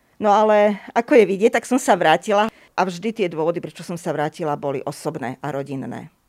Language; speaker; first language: Slovak; native; Slovak